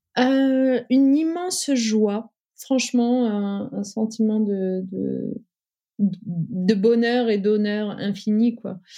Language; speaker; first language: French; early bilingual, other home language; Riffian